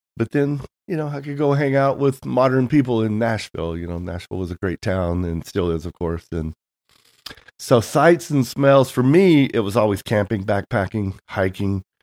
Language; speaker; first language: English; native; English